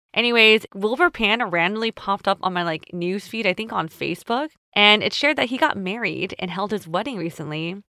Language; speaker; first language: English; early bilingual, other home language; Chinese